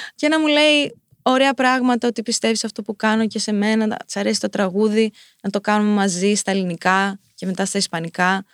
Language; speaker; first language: Greek; early bilingual, heritage; Greek